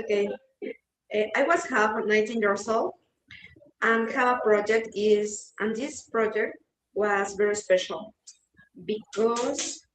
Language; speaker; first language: English; non-native, learner; Spanish